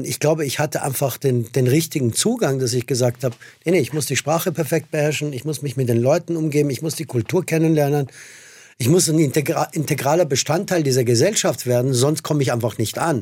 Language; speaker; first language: German; non-native, fluent; Persian